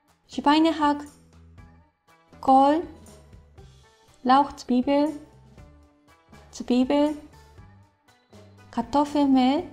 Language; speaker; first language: German; non-native, fluent; Japanese